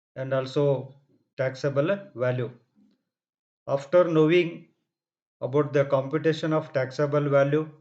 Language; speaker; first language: English; non-native, local second language; Kannada